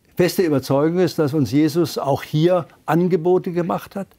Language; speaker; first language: German; native; German